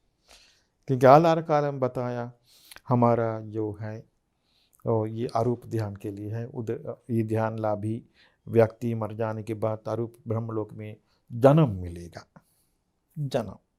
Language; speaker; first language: Hindi; non-native, fluent; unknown